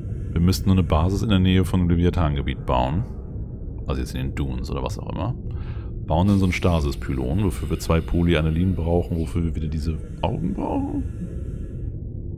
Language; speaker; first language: German; native; German